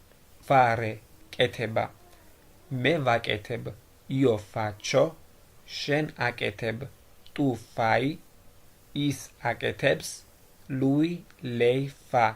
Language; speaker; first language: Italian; non-native, fluent; Georgian